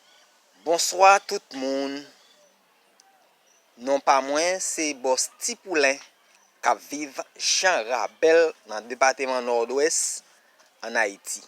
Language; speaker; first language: French; non-native, learner; Haitian Creole